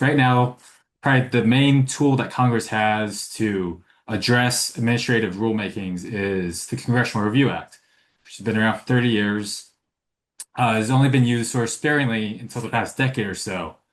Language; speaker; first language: English; native; English